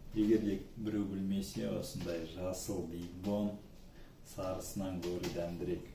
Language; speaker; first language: Kazakh; non-native, local second language; Russian